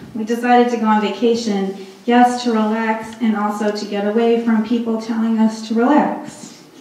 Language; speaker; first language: English; early bilingual, other home language; Hindi